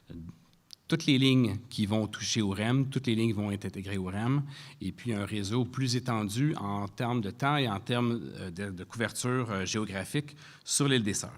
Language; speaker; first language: French; native; French